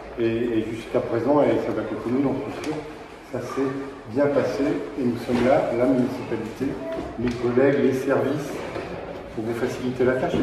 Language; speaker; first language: French; native; French